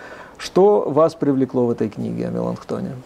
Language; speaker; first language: Russian; native; Russian